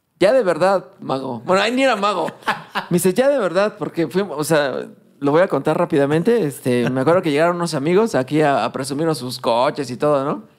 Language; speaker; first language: Spanish; native; Spanish